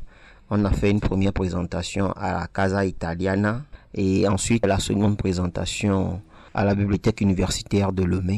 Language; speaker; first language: French; non-native, local second language; Ewe